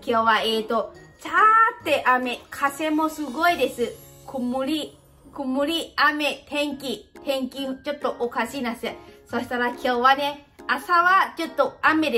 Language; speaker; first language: Japanese; non-native, learner; Lao